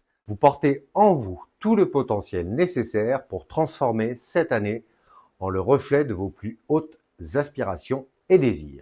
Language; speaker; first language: French; native; French